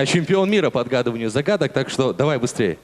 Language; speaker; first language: Russian; non-native, local second language; Chechen